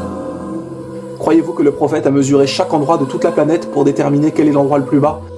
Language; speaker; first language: French; native; French